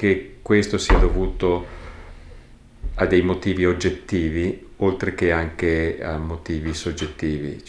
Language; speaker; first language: Italian; native; Italian